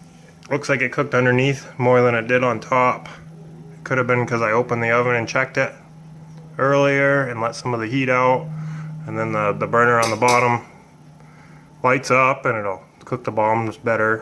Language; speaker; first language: English; native; English